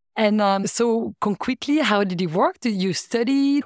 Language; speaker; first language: English; non-native, fluent; French